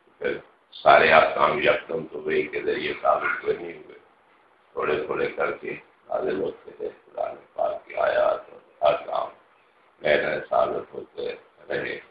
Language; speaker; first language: Urdu; non-native, local second language; Punjabi